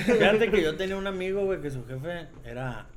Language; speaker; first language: Spanish; native; Spanish